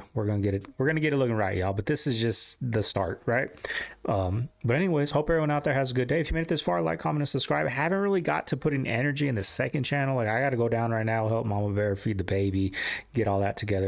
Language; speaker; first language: English; native; English